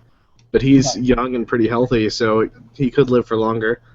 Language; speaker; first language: English; native; English